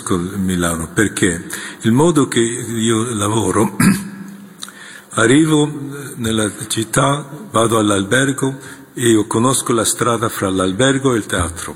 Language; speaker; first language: Italian; non-native, fluent; Korean